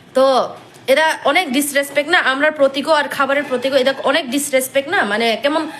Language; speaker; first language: Bangla; non-native, local second language; Kok Borok